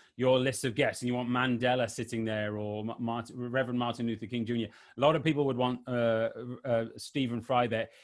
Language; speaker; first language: English; native; English